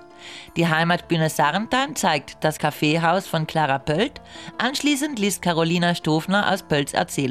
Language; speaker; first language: German; native; German